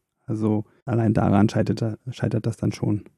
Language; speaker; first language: German; native; German